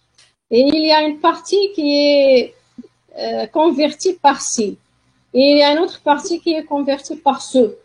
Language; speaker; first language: French; non-native, local second language; Arabic